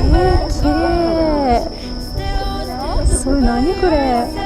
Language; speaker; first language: Japanese; non-native, fluent; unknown